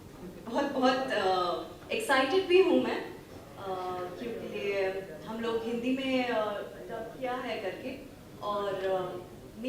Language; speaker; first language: Hindi; non-native, local second language; Kannada